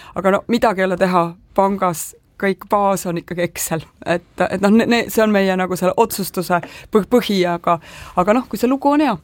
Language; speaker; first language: Estonian; native; Estonian